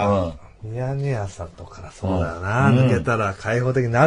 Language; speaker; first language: Japanese; native; Japanese